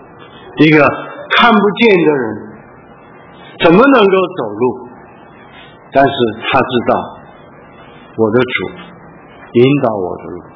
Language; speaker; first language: Chinese; early bilingual, heritage; Chinese